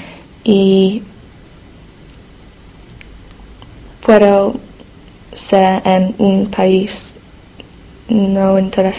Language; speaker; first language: Spanish; non-native, learner; English